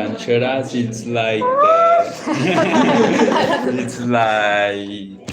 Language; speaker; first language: English; non-native, learner; Spanish